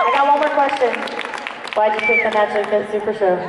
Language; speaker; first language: English; native; English